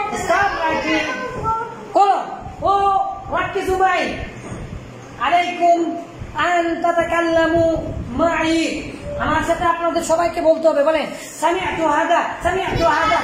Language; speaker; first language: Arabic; non-native, learner; Bangla